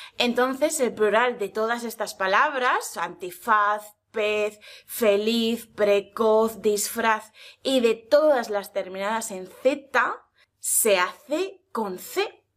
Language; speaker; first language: Spanish; native; Spanish